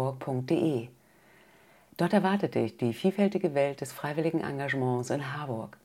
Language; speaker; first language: German; native; German